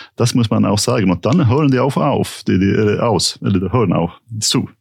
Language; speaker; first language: German; non-native, fluent; Swedish